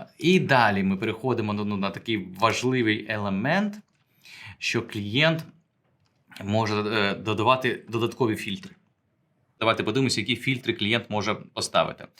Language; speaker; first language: Ukrainian; native; Ukrainian